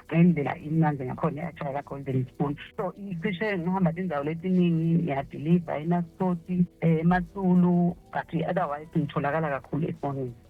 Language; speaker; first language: Zulu; native; Zulu